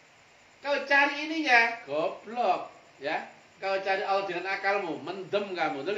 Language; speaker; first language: Indonesian; native; Indonesian